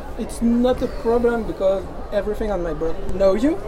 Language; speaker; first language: English; non-native, learner; French